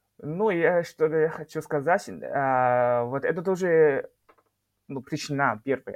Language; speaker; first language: Russian; non-native, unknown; Chinese